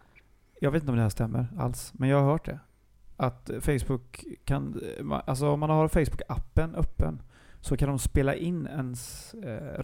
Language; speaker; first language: Swedish; native; Swedish